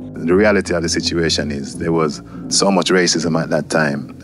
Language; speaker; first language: English; native; English